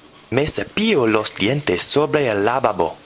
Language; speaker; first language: Spanish; non-native, learner; English